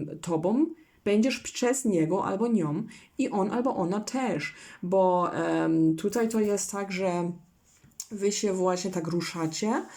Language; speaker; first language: Polish; non-native, learner; German